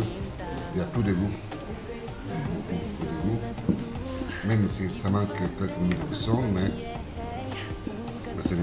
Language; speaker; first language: French; non-native, learner; Italian